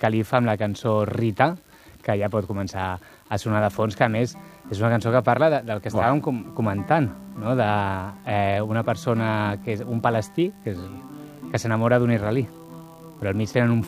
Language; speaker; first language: Catalan; native; Catalan